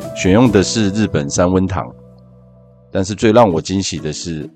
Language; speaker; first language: Chinese; native; Chinese